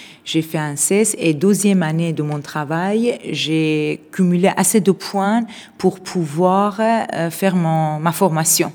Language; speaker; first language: French; non-native, fluent; Persian